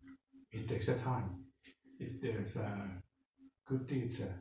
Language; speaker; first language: English; non-native, fluent; Finnish